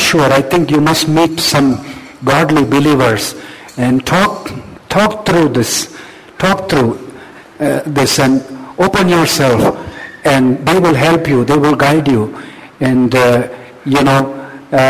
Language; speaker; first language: English; non-native, local second language; Malayalam